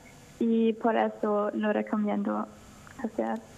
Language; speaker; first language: Spanish; non-native, learner; German